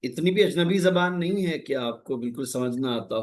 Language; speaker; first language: Hindi; native; Hindi